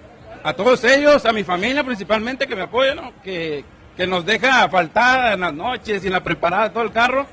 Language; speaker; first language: Spanish; native; Spanish